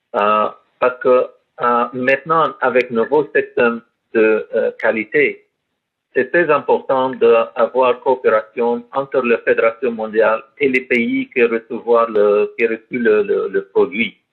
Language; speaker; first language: French; non-native, learner; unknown